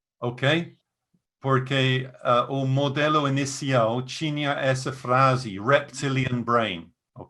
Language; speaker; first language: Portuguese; non-native, fluent; English